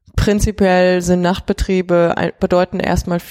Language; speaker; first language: German; early bilingual, heritage; Chinese